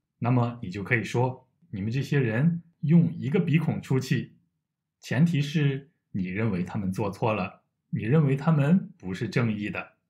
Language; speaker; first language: Chinese; native; Chinese